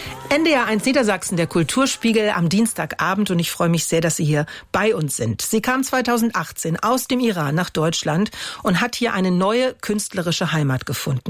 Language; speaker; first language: German; native; German